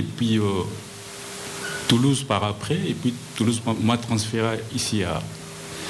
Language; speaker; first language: French; non-native, local second language; Lingala